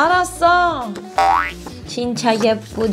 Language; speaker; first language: Korean; non-native, learner; Filipino